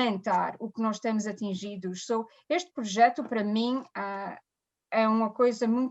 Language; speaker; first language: Portuguese; early bilingual, heritage; Portuguese